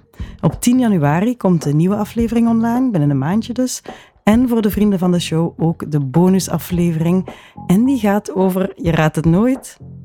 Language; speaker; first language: Dutch; native; Dutch